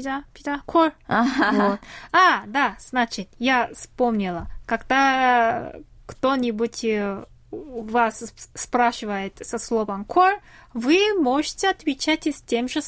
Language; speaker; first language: Russian; non-native, fluent; Korean